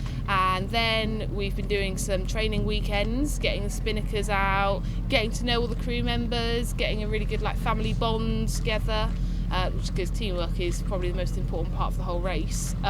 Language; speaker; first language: English; native; English